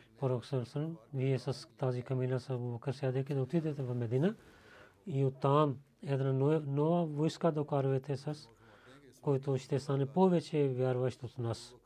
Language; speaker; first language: Bulgarian; non-native, learner; Urdu